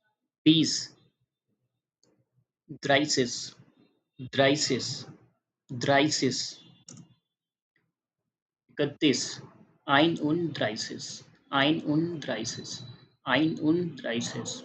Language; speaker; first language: German; non-native, fluent; Hindi